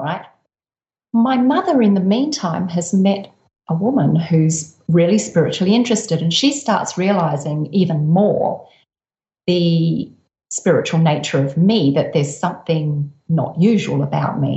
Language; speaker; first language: English; native; English